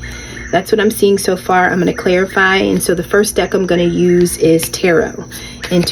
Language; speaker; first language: English; native; English